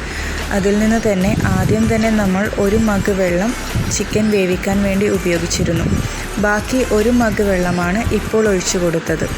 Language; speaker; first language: Malayalam; native; Malayalam